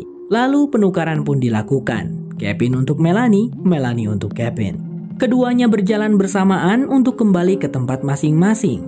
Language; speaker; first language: Indonesian; native; Indonesian